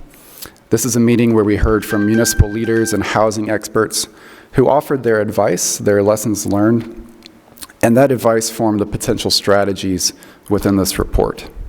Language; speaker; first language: English; native; English